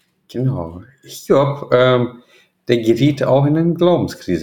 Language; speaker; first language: German; non-native, fluent; Portuguese